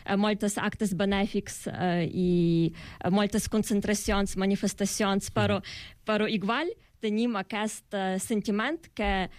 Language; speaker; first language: Catalan; non-native, fluent; Ukrainian